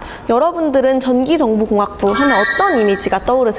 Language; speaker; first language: Korean; native; Korean